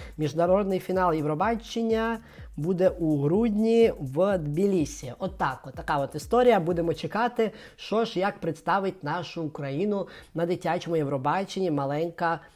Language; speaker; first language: Ukrainian; non-native, local second language; Russian